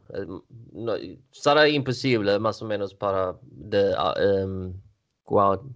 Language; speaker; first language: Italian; non-native, learner; Swedish